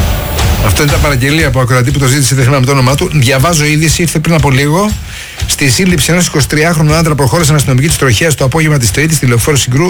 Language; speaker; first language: Greek; native; Greek